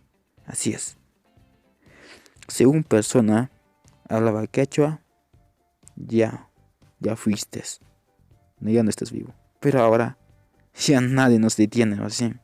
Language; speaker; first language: Spanish; non-native, local second language; Quechua